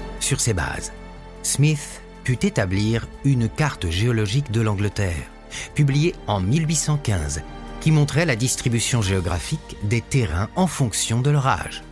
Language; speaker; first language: French; native; French